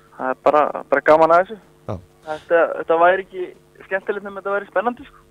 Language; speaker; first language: Icelandic; native; Icelandic